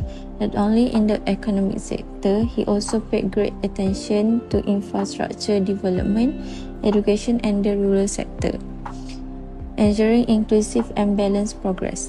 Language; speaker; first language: English; non-native, local second language; Malay